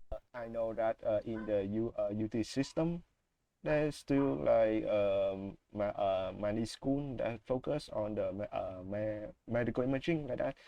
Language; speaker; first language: English; non-native, learner; Vietnamese